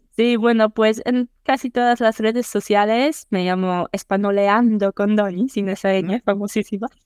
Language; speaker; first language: Spanish; non-native, fluent; Polish